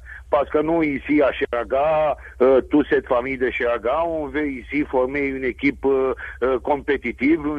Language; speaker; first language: French; non-native, fluent; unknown